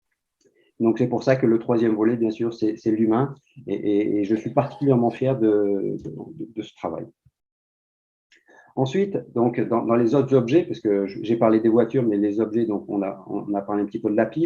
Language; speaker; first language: French; native; French